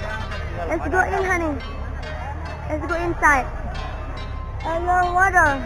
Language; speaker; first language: English; non-native, learner; Indonesian